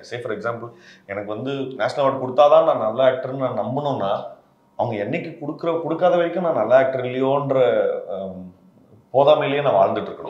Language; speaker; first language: Tamil; native; Tamil